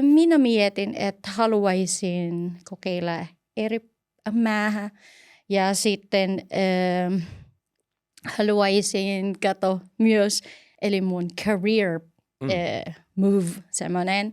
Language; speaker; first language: Finnish; non-native, learner; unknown